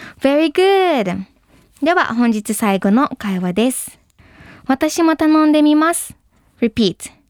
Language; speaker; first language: Japanese; early bilingual, heritage; English